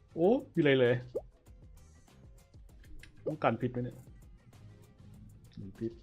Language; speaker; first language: Thai; native; Thai